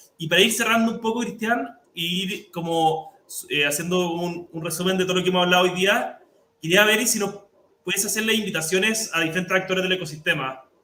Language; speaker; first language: Spanish; native; Spanish